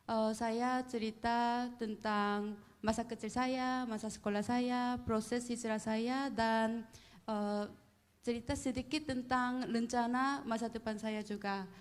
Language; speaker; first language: Indonesian; non-native, fluent; Korean